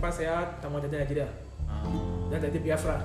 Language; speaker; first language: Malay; non-native, learner; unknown